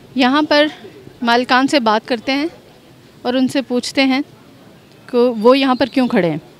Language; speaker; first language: Urdu; native; Urdu